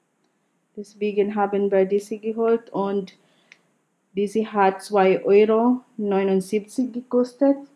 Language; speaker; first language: German; non-native, learner; Filipino